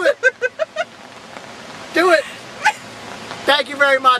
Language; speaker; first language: English; native; English